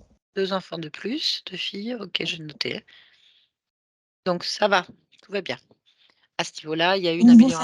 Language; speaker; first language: French; native; French